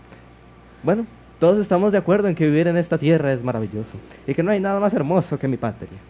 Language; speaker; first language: Spanish; native; Spanish